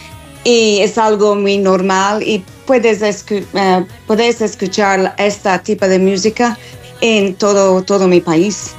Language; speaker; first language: Spanish; non-native, fluent; English